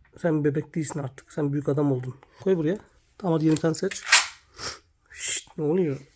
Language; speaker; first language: Turkish; native; Turkish